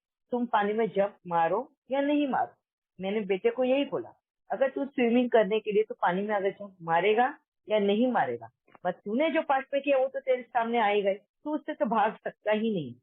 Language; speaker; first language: Hindi; native; Hindi